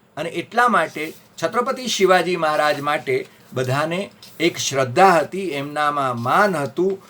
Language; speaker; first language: Gujarati; native; Gujarati